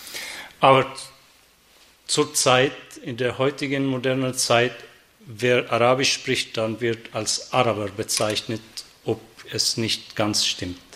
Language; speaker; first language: German; non-native, fluent; Arabic